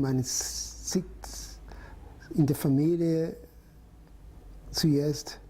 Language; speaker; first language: German; non-native, fluent; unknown